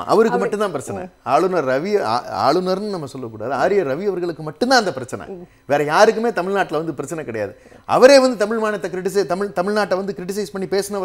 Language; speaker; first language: Tamil; native; Tamil